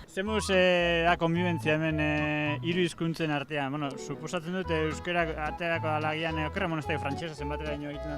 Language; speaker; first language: Basque; native; Basque